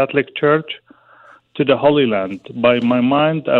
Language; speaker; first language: English; non-native, fluent; Arabic